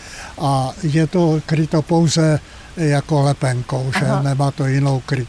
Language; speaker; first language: Czech; native; Czech